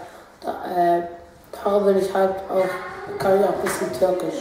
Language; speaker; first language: German; early bilingual, other home language; Arabic